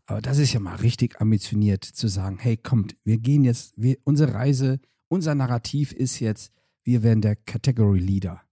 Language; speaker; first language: German; native; German